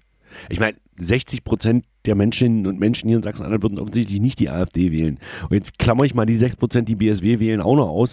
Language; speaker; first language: German; native; German